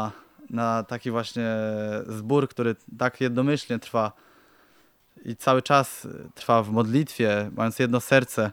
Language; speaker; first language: Polish; native; Polish